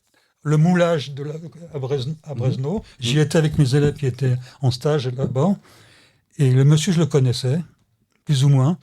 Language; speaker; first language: French; native; French